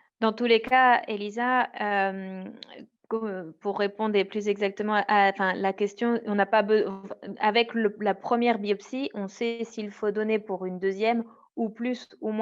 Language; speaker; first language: French; native; French